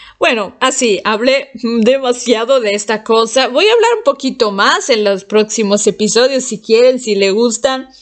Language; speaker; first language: Spanish; non-native, fluent; Italian